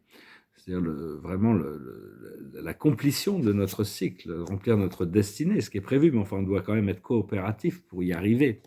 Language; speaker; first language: French; native; French